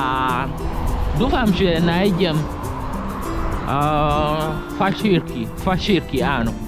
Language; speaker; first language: Slovak; non-native, learner; English